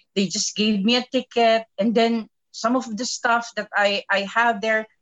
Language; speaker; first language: English; non-native, local second language; Filipino